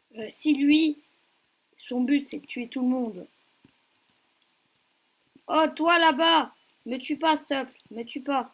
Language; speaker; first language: French; native; French